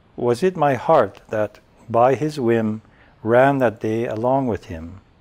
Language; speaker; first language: English; native; English